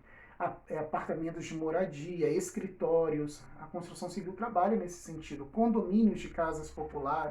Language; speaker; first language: Portuguese; native; Portuguese